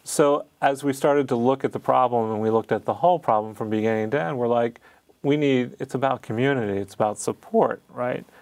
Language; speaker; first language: English; native; English